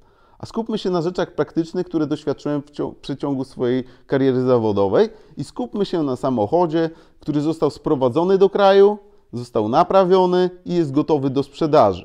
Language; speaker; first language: Polish; native; Polish